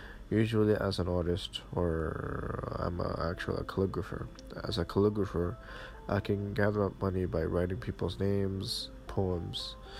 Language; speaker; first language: English; non-native, fluent; Arabic